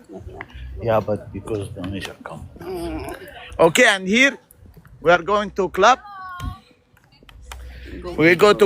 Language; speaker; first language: English; non-native, learner; Arabic